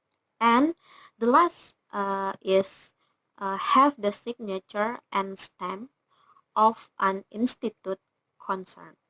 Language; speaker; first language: English; non-native, learner; Indonesian